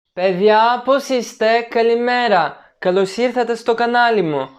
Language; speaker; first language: Greek; non-native, fluent; Turkish